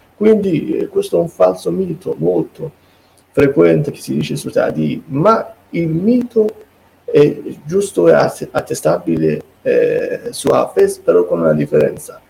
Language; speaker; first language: Italian; non-native, fluent; Persian